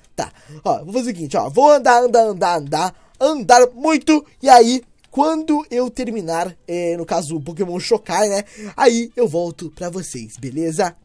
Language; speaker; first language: Portuguese; native; Portuguese